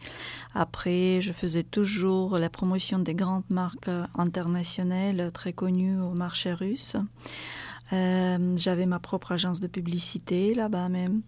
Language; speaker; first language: French; non-native, fluent; Russian